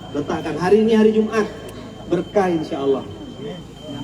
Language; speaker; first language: Indonesian; native; Indonesian